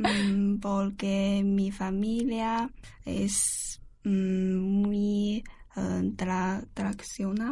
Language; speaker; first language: Spanish; non-native, learner; Chinese